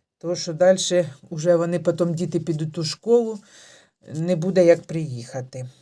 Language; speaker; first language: Ukrainian; native; Ukrainian